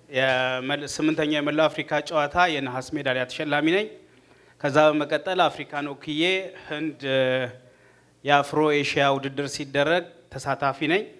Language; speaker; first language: Amharic; native; Amharic